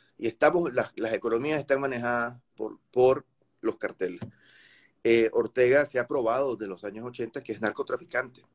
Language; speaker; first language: Spanish; native; Spanish